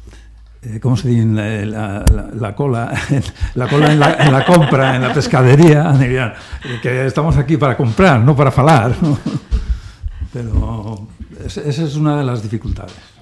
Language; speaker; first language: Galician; non-native, learner; Spanish